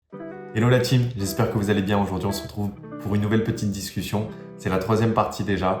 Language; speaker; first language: French; native; French